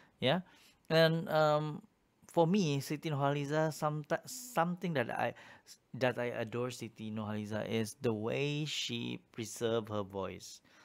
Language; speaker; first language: English; non-native, local second language; Malay